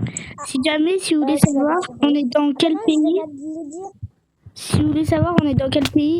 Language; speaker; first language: French; native; French